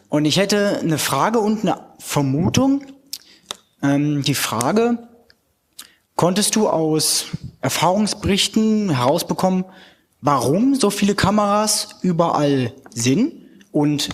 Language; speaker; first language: German; native; German